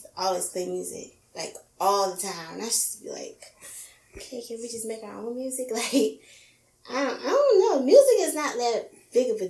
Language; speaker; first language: English; native; English